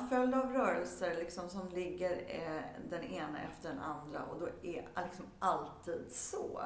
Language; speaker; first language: Swedish; early bilingual, heritage; Swedish